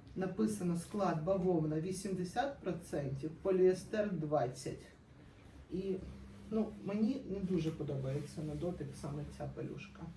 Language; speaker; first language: Ukrainian; non-native, local second language; Russian